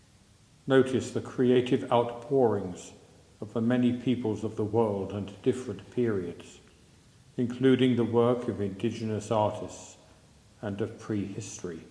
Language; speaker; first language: English; native; English